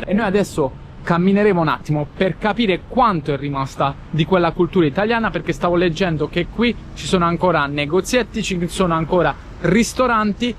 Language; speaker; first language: Italian; native; Italian